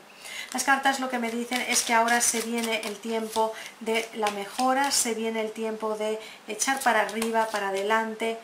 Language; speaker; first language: Spanish; native; Spanish